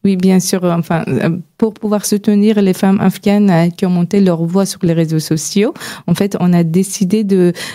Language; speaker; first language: French; non-native, fluent; Persian